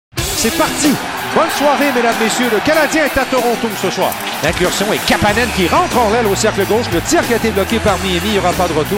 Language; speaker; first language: French; native; French